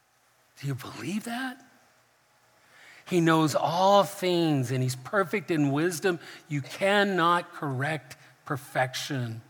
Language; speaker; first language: English; native; English